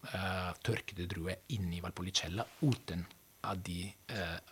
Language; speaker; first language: Norwegian; non-native, fluent; Italian